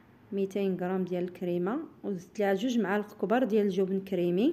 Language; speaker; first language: Arabic; native; Arabic